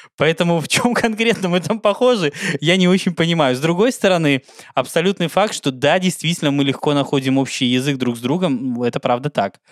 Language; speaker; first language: Russian; native; Russian